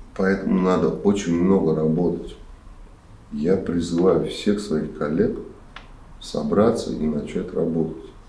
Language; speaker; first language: Russian; native; Russian